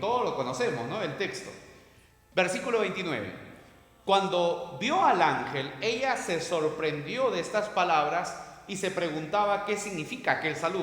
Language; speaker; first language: Spanish; native; Spanish